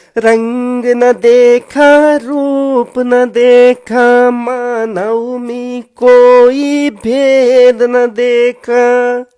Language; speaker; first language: Hindi; native; Hindi